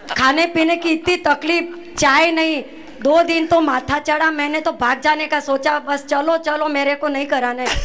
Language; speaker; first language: Hindi; non-native, local second language; Gujarati